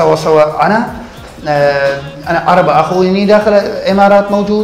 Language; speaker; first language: Arabic; non-native, learner; Persian